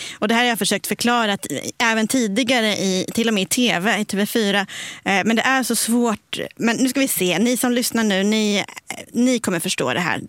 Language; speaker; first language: Swedish; native; Swedish